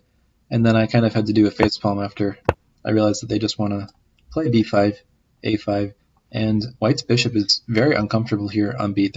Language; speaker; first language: English; native; English